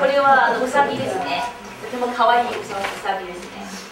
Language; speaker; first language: Japanese; non-native, fluent; Chinese